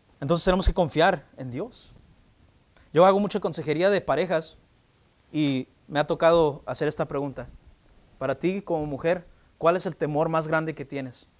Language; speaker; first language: Spanish; early bilingual, heritage; Spanish